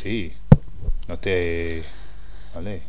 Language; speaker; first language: Spanish; non-native, fluent; English